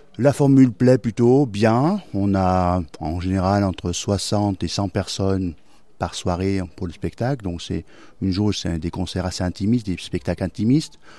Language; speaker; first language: French; native; French